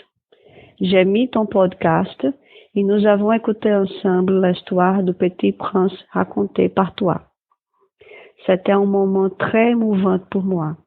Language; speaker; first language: French; non-native, fluent; Portuguese